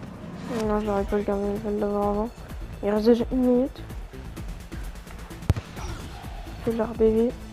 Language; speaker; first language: French; native; French